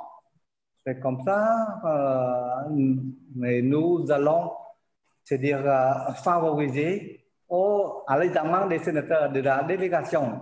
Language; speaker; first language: French; non-native, learner; Khmer